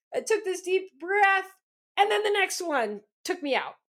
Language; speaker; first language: English; native; English